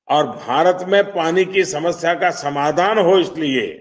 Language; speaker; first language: Hindi; non-native, local second language; Gujarati